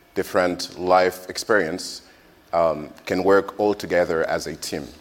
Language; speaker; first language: English; non-native, fluent; French